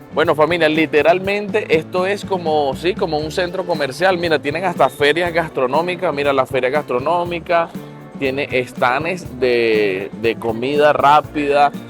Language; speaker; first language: Spanish; native; Spanish